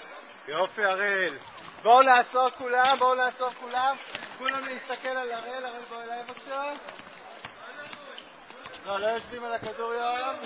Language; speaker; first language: Hebrew; native; Hebrew